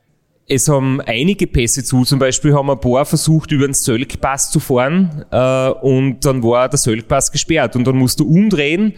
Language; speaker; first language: German; native; German